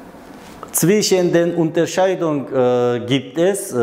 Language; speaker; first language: German; non-native, learner; Uzbek